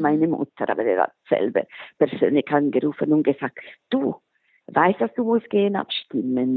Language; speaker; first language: German; non-native, local second language; Italian